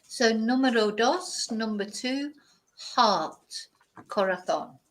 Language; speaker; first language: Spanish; non-native, fluent; English